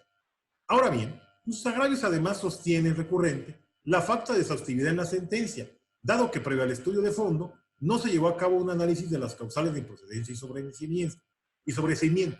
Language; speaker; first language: Spanish; native; Spanish